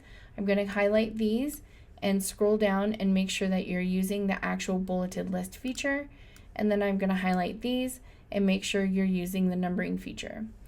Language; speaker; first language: English; native; English